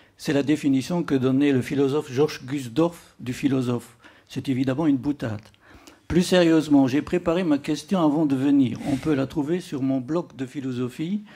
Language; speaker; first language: French; native; French